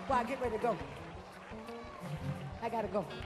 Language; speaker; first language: English; native; English